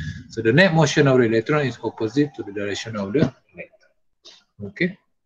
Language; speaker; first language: English; non-native, local second language; Malay